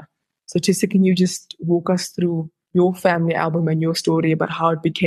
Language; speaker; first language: English; native; English